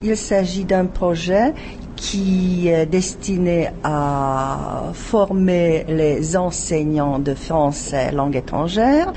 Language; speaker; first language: French; non-native, fluent; Czech